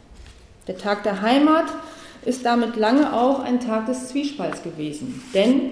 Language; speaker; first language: German; native; German